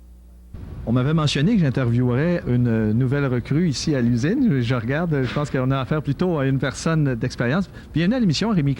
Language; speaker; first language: French; native; French